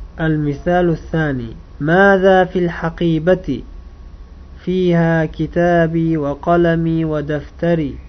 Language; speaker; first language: Arabic; non-native, fluent; Uzbek